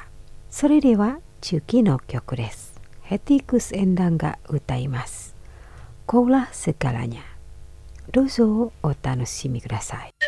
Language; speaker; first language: Japanese; non-native, fluent; Indonesian